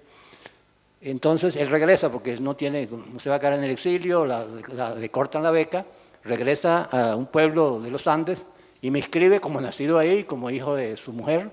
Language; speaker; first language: Spanish; native; Spanish